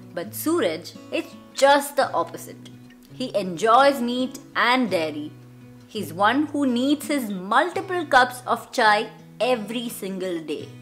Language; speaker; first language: English; non-native, local second language; Malayalam